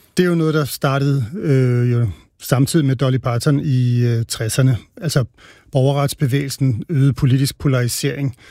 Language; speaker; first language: Danish; native; Danish